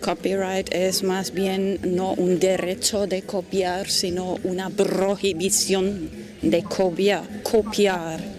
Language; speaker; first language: Spanish; non-native, fluent; German